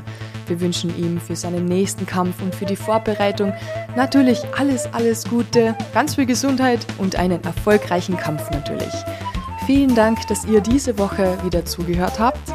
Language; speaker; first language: German; native; German